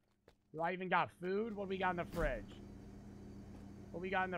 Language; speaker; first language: English; native; English